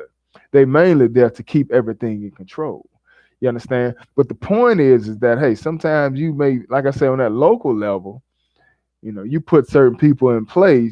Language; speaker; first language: English; native; English